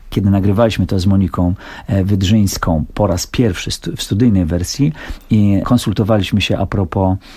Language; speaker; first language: Polish; native; Polish